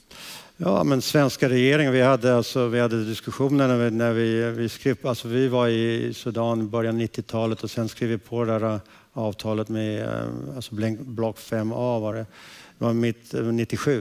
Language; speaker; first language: Swedish; early bilingual, heritage; Swedish